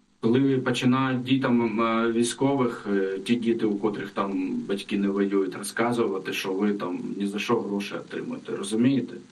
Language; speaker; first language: Ukrainian; non-native, local second language; Russian